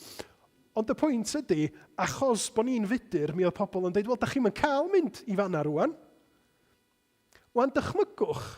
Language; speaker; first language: Welsh; native; Welsh